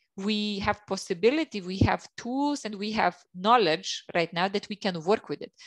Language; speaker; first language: English; non-native, fluent; Lithuanian